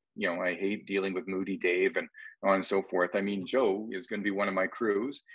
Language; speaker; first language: English; native; English